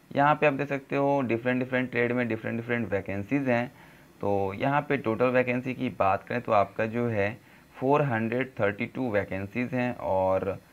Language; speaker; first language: Hindi; native; Hindi